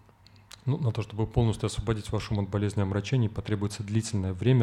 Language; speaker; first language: Russian; native; Russian